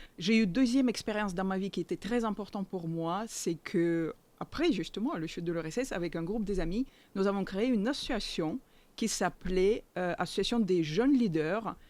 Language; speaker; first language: French; non-native, fluent; Russian